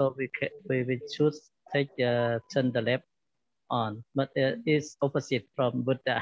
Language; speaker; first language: English; non-native, learner; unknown